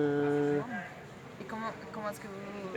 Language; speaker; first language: French; non-native, learner; Spanish